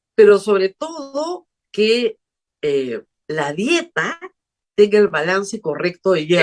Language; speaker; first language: Spanish; native; Spanish